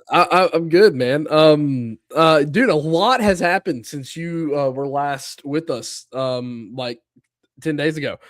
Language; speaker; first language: English; native; English